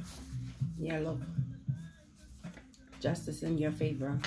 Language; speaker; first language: English; native; English